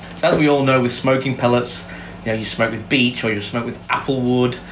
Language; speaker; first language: English; native; English